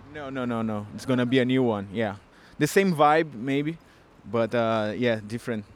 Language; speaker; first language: English; non-native, fluent; Portuguese